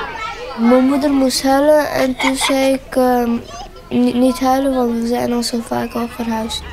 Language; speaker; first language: Dutch; early bilingual, other home language; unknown